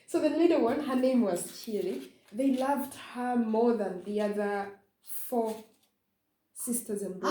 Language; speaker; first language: English; non-native, fluent; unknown